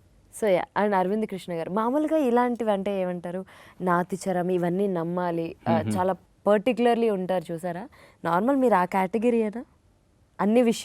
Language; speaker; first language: Telugu; native; Telugu